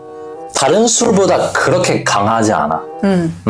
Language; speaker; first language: Korean; non-native, learner; Chinese